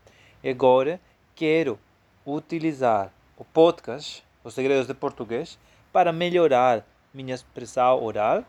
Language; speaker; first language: Portuguese; non-native, fluent; Spanish